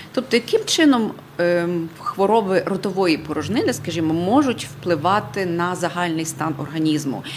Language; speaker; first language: Ukrainian; native; Ukrainian